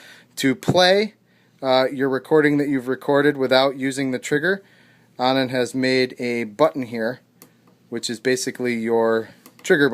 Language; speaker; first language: English; native; English